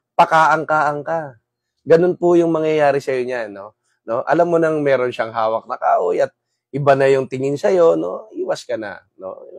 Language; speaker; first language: Filipino; non-native, local second language; Waray